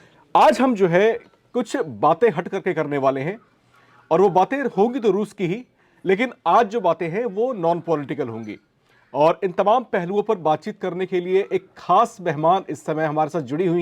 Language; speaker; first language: Hindi; native; Hindi